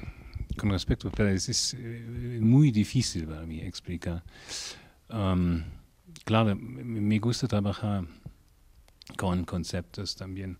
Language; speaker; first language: Spanish; non-native, learner; German